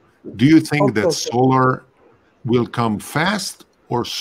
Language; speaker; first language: English; non-native, fluent; Hungarian